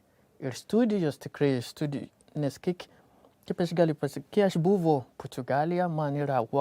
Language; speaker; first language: Lithuanian; non-native, learner; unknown